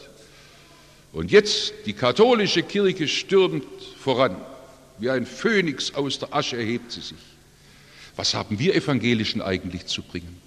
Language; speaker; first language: German; native; German